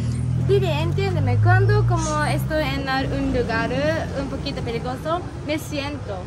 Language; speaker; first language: Spanish; non-native, learner; Japanese